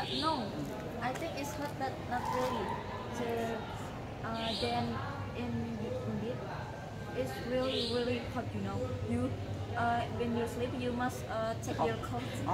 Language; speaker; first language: English; non-native, learner; Indonesian